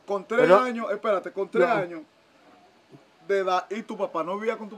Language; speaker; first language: Spanish; native; Spanish